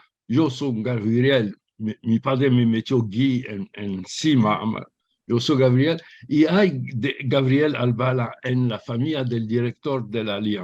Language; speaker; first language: Spanish; early bilingual, heritage; Ladino